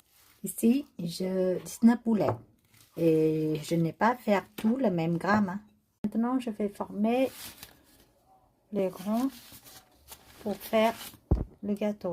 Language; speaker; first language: French; non-native, learner; Vietnamese